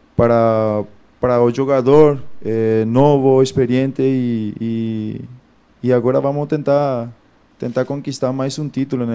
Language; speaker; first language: Portuguese; non-native, fluent; Spanish